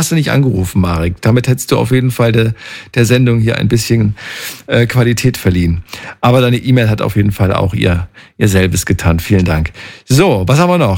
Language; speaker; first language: German; native; German